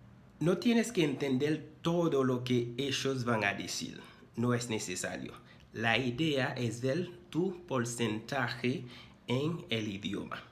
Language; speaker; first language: Spanish; non-native, fluent; Haitian Creole